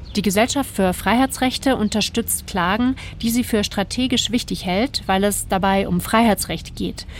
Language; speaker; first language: German; native; German